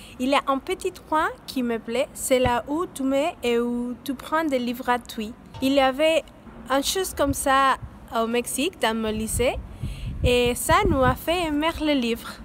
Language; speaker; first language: French; non-native, learner; Spanish